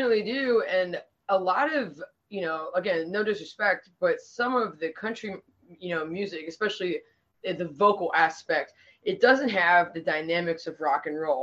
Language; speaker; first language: English; native; English